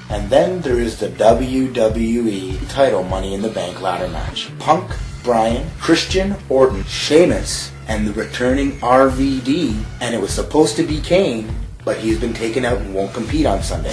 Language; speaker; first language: English; native; English